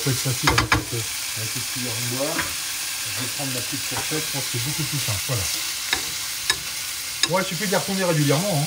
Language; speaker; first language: French; native; French